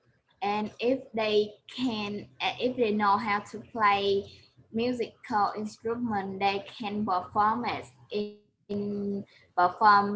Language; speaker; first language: English; non-native, learner; Vietnamese